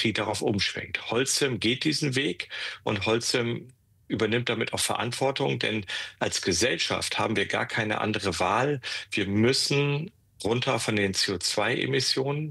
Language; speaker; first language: German; native; German